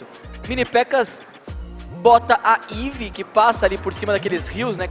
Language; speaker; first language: Portuguese; native; Portuguese